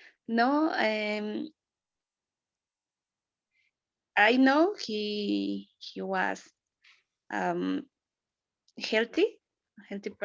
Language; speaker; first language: English; non-native, learner; Spanish